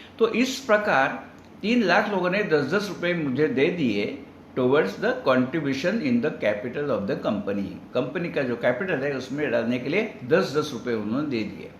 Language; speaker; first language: Hindi; non-native, local second language; Marathi